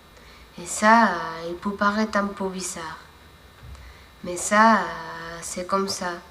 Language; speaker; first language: French; non-native, fluent; Spanish